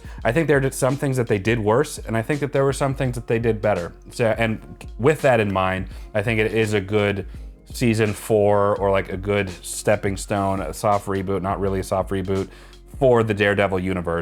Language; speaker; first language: English; native; English